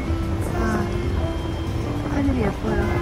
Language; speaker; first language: Korean; native; Korean